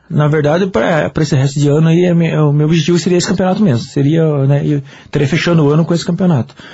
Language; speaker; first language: Portuguese; native; Portuguese